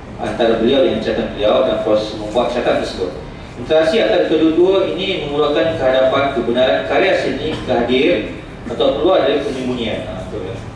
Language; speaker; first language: Malay; non-native, local second language; Central Dusun